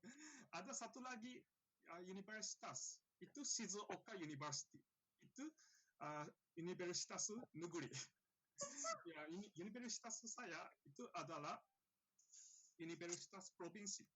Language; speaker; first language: Indonesian; non-native, learner; Japanese